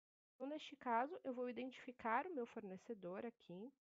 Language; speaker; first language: Portuguese; native; Portuguese